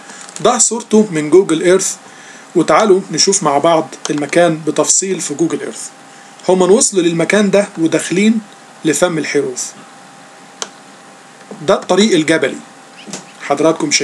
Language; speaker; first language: Arabic; native; Arabic